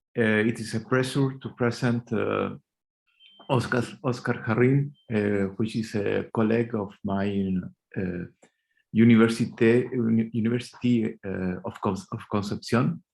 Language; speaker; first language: English; non-native, learner; Spanish